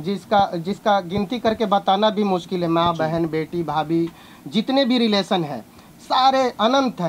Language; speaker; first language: Hindi; native; Hindi